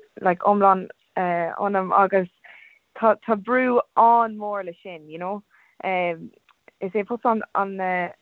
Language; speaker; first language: Irish; non-native, local second language; English